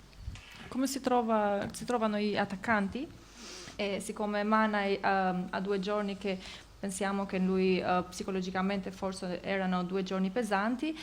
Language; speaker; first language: Italian; non-native, fluent; Albanian